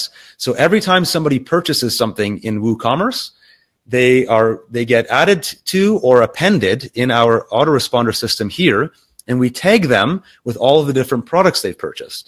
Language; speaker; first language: English; native; English